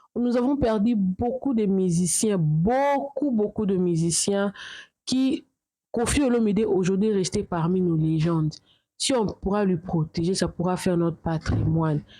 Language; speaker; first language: French; non-native, local second language; Lingala